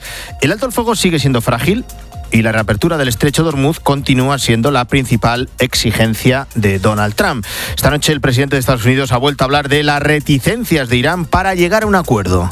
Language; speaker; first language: Spanish; native; Spanish